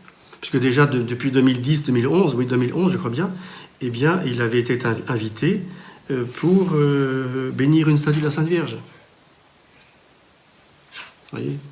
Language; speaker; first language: French; native; French